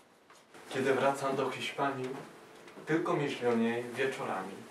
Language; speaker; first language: Polish; non-native, fluent; Spanish